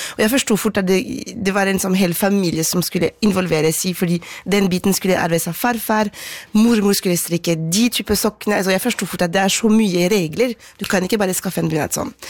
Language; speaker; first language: Norwegian; non-native, fluent; French